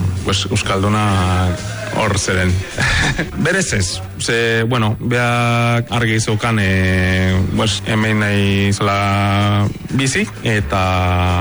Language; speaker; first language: Basque; non-native, fluent; Spanish